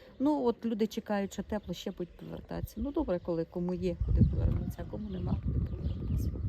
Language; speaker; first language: Ukrainian; native; Ukrainian